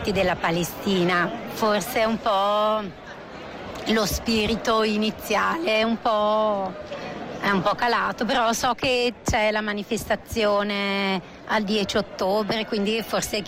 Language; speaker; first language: Italian; native; Italian